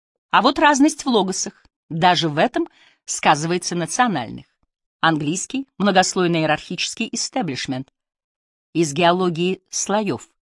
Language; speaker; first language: Russian; native; Russian